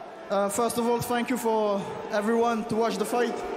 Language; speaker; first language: English; non-native, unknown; French